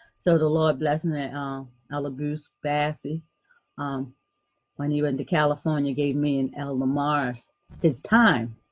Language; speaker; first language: English; native; English